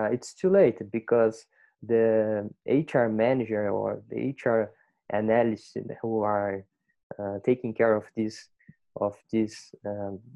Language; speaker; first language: English; non-native, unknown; Portuguese